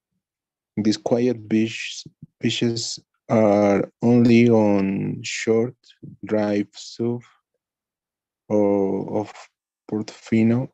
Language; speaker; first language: English; non-native, learner; Spanish